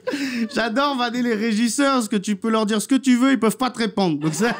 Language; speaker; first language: French; native; French